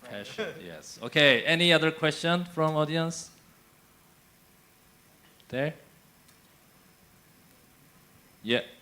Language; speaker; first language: English; non-native, fluent; Korean